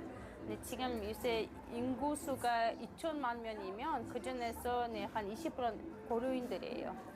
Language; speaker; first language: Korean; non-native, fluent; Kazakh